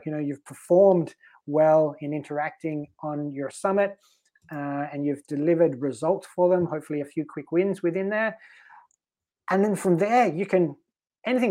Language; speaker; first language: English; native; English